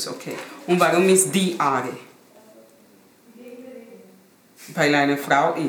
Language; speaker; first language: German; non-native, learner; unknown